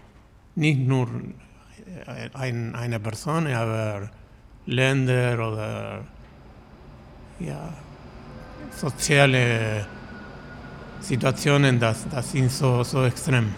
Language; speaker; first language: German; non-native, learner; Spanish